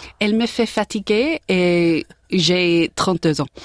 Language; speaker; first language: French; non-native, learner; English